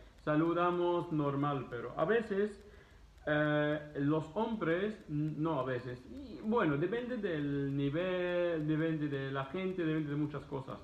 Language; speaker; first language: Spanish; non-native, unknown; Arabic